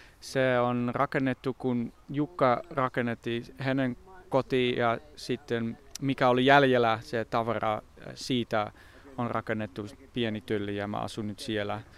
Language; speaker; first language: Finnish; non-native, fluent; Dutch